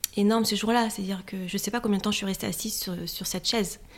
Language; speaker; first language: French; native; French